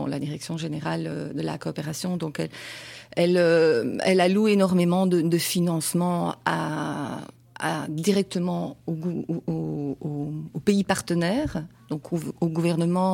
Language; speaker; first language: French; native; French